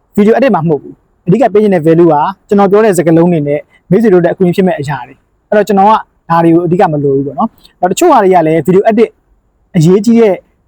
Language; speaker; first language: Burmese; native; Burmese